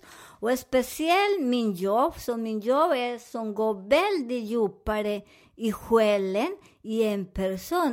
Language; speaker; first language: Swedish; non-native, learner; Spanish